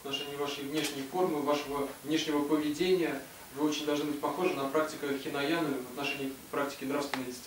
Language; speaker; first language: Russian; native; Russian